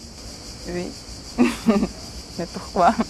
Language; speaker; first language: French; non-native, learner; Ukrainian